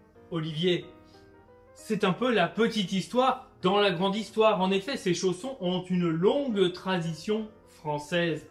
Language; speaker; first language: French; native; French